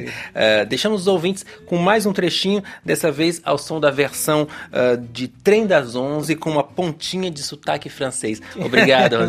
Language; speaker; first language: Portuguese; native; Portuguese